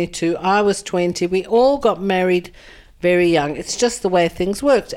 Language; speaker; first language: English; native; English